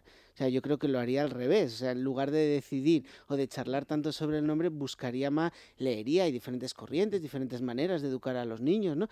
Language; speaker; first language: Spanish; native; Spanish